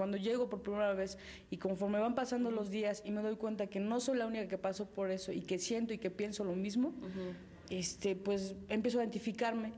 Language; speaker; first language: Spanish; native; Spanish